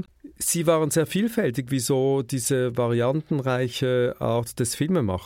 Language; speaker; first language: German; native; German